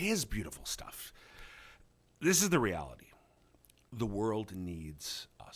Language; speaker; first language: English; native; English